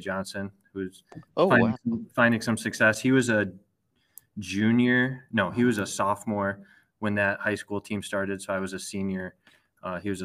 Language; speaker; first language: English; native; English